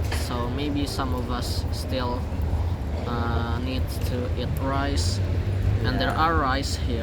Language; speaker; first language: English; non-native, fluent; Indonesian